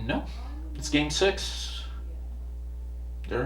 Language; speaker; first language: English; native; English